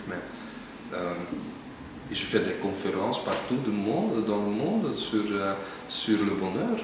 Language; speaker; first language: French; non-native, local second language; Dutch